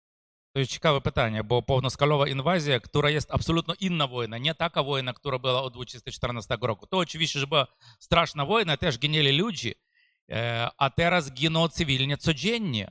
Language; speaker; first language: Polish; non-native, fluent; Ukrainian